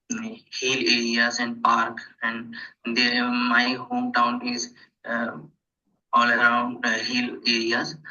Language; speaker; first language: English; non-native, learner; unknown